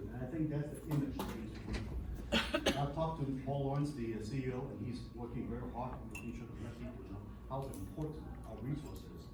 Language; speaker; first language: English; non-native, local second language; Cantonese